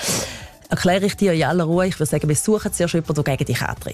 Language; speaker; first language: German; native; German